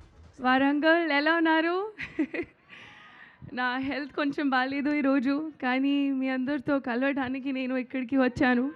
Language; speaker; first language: Telugu; non-native, learner; Hindi